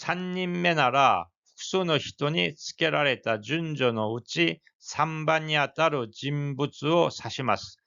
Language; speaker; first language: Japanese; non-native, fluent; Korean